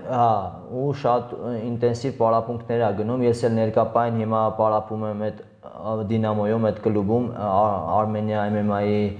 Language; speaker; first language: Armenian; native; Armenian